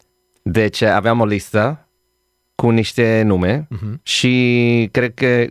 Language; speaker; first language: Romanian; non-native, learner; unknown